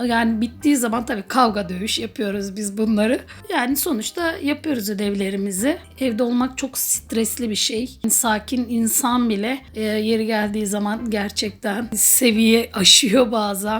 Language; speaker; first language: Turkish; native; Turkish